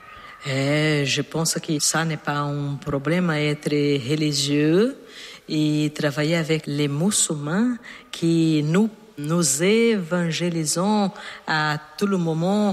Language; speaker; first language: French; non-native, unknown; Portuguese